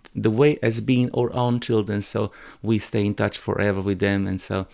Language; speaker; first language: English; non-native, fluent; Croatian